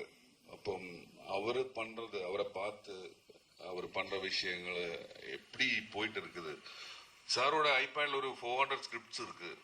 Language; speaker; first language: Tamil; non-native, learner; Malayalam